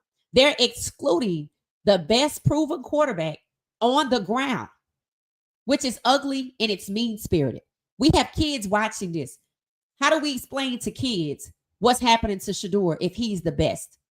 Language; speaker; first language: English; native; English